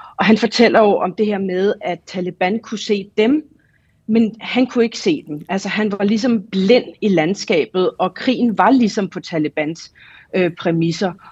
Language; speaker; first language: Danish; native; Danish